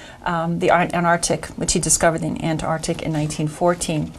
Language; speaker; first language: English; native; English